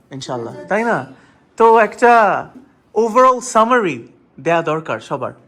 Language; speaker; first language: Bangla; native; Bangla